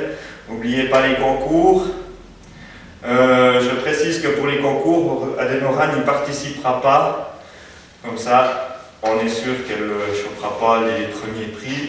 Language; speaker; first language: French; native; French